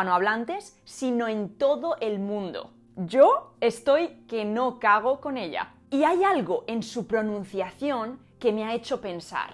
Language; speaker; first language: Spanish; native; Spanish